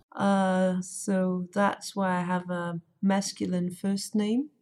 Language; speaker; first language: English; non-native, fluent; Danish